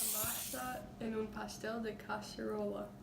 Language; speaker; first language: Spanish; non-native, learner; English